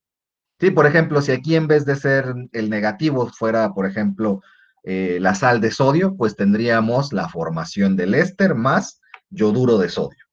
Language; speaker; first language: Spanish; native; Spanish